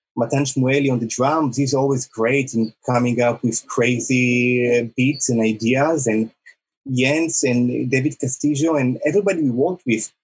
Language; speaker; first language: English; non-native, fluent; Hebrew